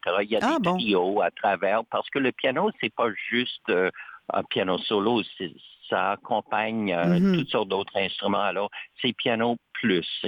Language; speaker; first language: French; native; French